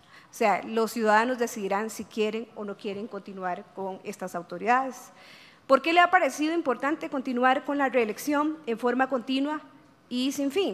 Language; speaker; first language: Spanish; native; Spanish